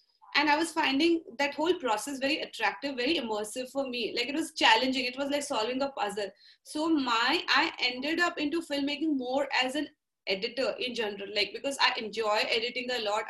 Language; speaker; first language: English; non-native, local second language; Marathi